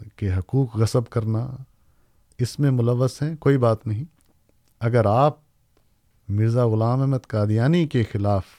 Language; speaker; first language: Urdu; native; Urdu